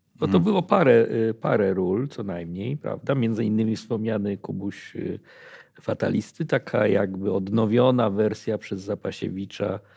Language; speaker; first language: Polish; native; Polish